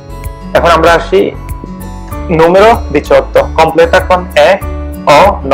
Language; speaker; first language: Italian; non-native, fluent; Bangla